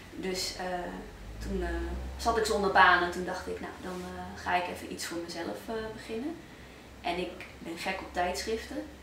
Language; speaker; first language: Dutch; early bilingual, other home language; Arabic